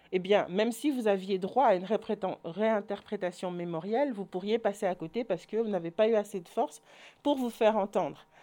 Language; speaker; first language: French; native; French